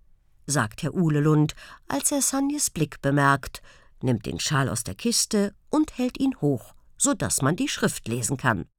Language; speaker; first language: German; native; German